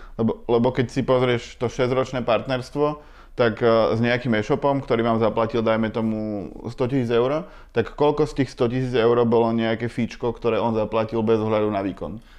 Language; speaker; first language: Slovak; native; Slovak